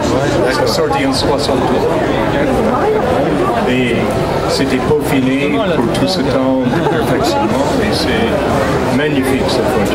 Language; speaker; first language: French; non-native, fluent; English